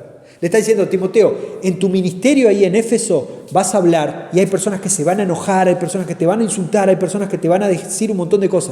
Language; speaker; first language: Spanish; native; Spanish